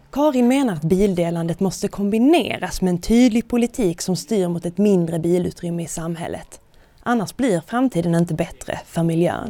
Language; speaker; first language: Swedish; native; Swedish